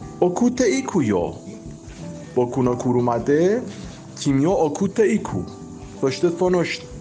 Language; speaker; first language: Japanese; non-native, learner; Persian